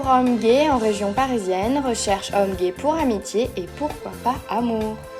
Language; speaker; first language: French; native; French